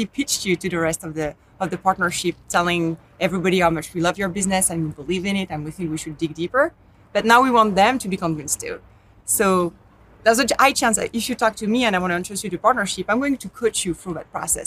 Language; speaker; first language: English; non-native, fluent; French